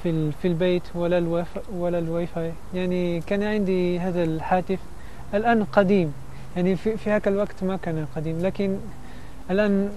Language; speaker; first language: Arabic; non-native, learner; Italian